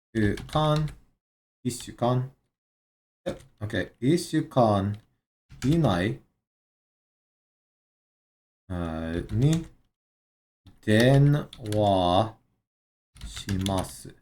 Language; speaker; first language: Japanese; non-native, learner; English